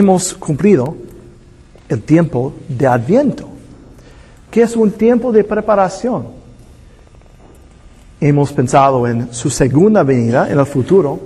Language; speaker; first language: Spanish; non-native, fluent; English